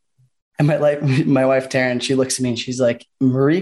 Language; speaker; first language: English; native; English